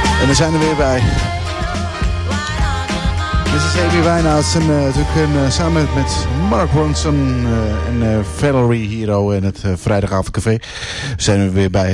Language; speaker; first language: Dutch; native; Dutch